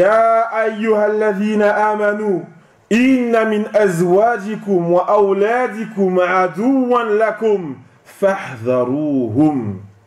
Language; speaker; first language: Arabic; non-native, fluent; French